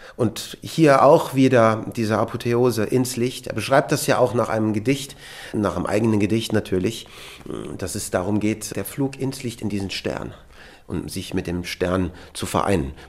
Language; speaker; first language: German; native; German